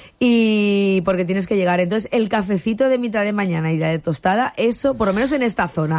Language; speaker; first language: Spanish; native; Spanish